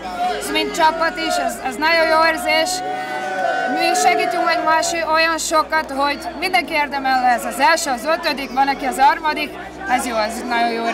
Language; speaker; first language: Hungarian; non-native, learner; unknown